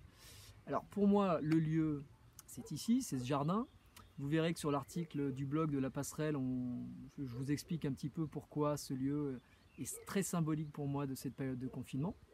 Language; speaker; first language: French; native; French